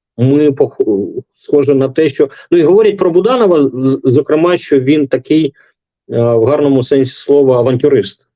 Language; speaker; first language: Ukrainian; non-native, local second language; Russian